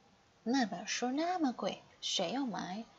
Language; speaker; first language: Chinese; non-native, fluent; Indonesian